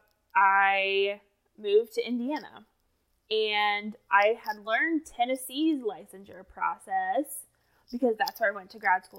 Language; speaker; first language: English; native; English